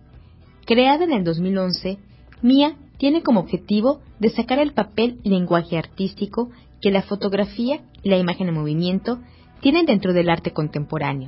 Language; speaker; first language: Spanish; native; Spanish